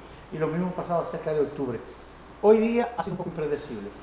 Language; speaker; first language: Spanish; native; Spanish